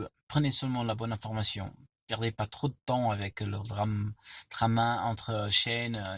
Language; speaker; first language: French; non-native, fluent; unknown